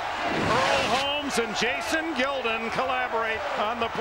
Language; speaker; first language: English; native; English